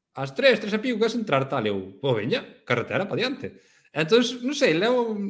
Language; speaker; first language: Galician; native; Galician